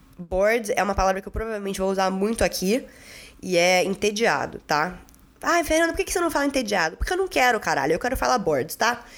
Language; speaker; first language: Portuguese; native; Portuguese